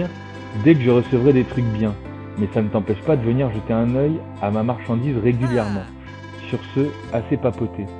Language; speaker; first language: French; native; French